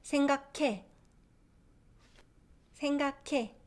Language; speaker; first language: Korean; non-native, fluent; English